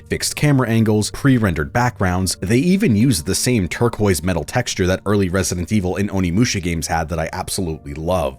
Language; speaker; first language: English; native; English